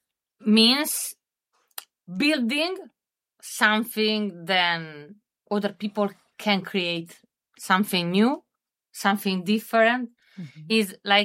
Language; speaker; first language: English; non-native, learner; Italian